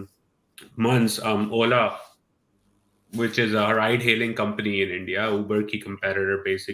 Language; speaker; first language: English; non-native, local second language; Urdu